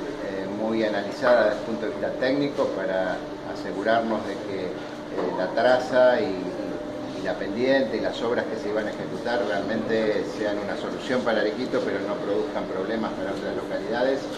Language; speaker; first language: Spanish; native; Spanish